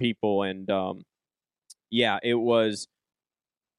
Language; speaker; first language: English; native; English